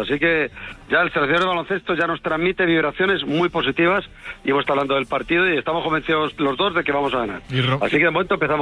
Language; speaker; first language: Spanish; native; Spanish